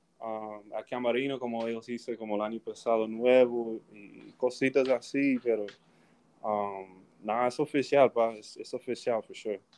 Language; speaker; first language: Spanish; early bilingual, heritage; English